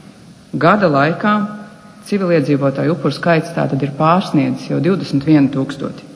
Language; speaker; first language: Latvian; native; Latvian